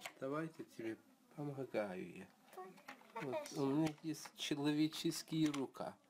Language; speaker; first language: Russian; early bilingual, heritage; Russian